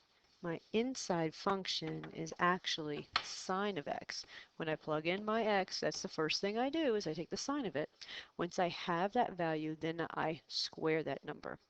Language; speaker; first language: English; native; English